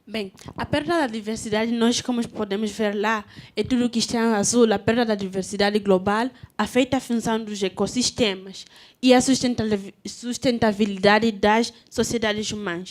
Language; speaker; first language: Portuguese; non-native, fluent; Spanish